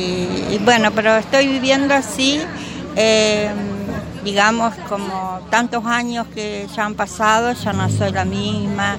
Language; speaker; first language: Spanish; native; Spanish